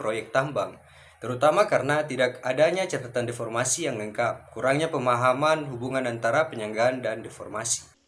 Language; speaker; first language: Indonesian; native; Indonesian